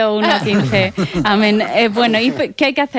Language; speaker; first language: Spanish; native; Spanish